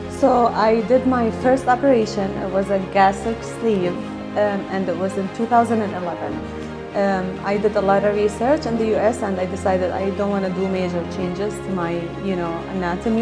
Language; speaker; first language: English; non-native, fluent; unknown